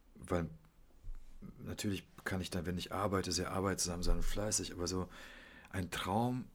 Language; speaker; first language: German; early bilingual, other home language; Polish